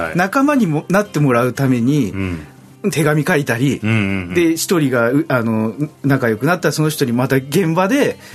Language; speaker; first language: Japanese; native; Japanese